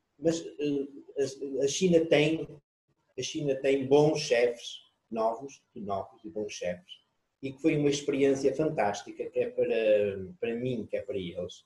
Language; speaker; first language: Portuguese; native; Portuguese